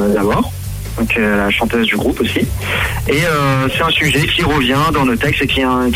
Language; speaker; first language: French; native; French